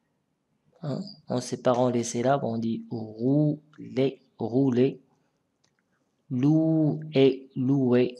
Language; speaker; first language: French; non-native, local second language; Arabic